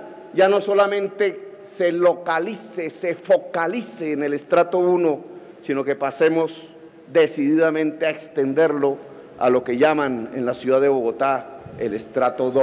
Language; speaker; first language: Spanish; native; Spanish